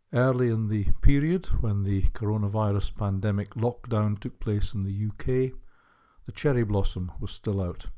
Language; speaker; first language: English; native; English